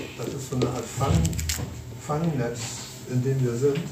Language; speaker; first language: German; native; German